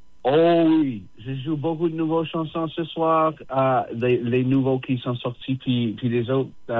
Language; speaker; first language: French; non-native, local second language; English